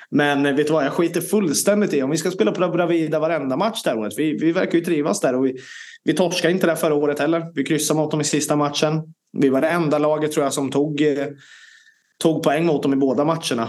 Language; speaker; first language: Swedish; native; Swedish